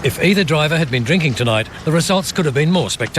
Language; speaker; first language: English; native; English